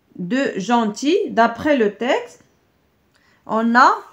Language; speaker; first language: French; non-native, local second language; Arabic